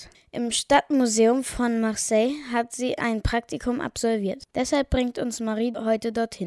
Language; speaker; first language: German; native; German